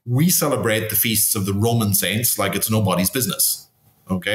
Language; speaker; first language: English; native; English